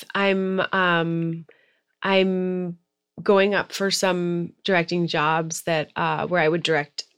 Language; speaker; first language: English; native; English